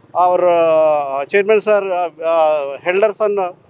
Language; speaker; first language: English; non-native, local second language; Telugu